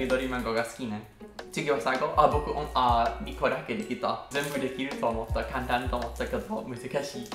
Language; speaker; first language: Japanese; non-native, learner; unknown